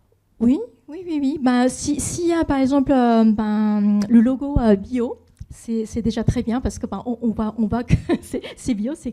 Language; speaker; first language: French; non-native, fluent; Japanese